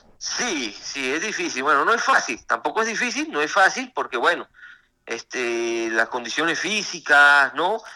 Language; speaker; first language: Spanish; native; Spanish